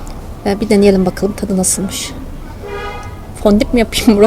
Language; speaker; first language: Turkish; native; Turkish